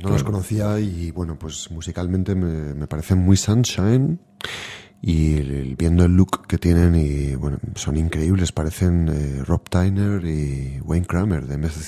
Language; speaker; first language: Spanish; native; Spanish